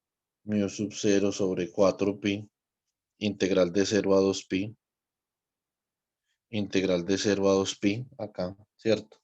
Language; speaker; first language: Spanish; native; Spanish